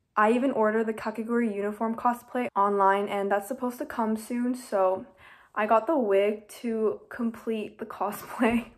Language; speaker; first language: English; native; English